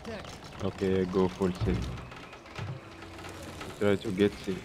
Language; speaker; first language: English; non-native, learner; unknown